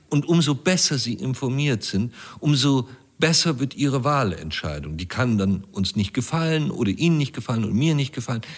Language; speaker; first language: German; native; German